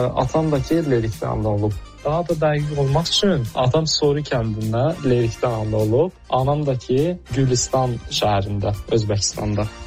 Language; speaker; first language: Azerbaijani; early bilingual, heritage; Azerbaijani